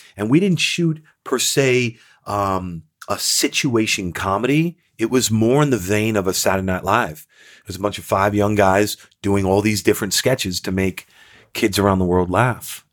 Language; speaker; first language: English; native; English